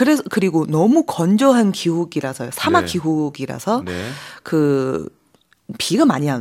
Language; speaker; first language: Korean; non-native, fluent; Chinese